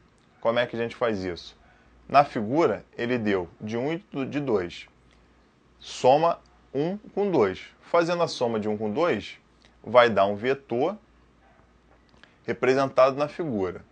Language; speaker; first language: Portuguese; native; Portuguese